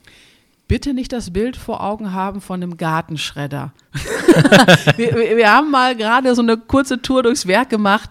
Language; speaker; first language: German; native; German